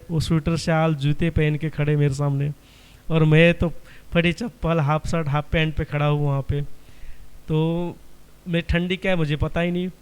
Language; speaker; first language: Hindi; non-native, local second language; Marathi